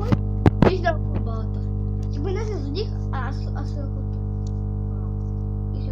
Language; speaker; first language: Russian; non-native, learner; Lithuanian